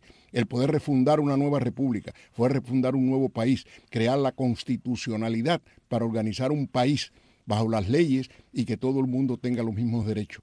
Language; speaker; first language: Spanish; native; Spanish